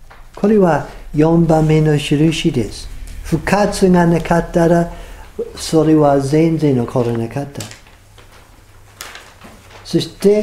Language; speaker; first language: Japanese; non-native, fluent; English